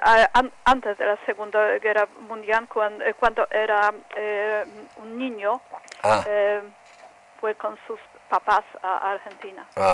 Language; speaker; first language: Spanish; non-native, fluent; Polish